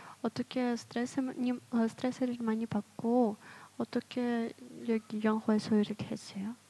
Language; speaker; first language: Korean; non-native, fluent; Russian